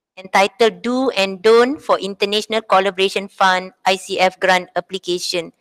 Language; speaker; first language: English; non-native, local second language; Malay